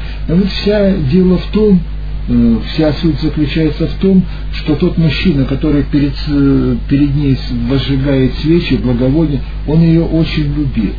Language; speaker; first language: Russian; native; Russian